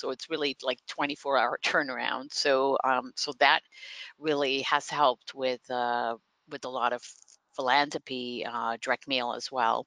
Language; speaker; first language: English; non-native, fluent; Dutch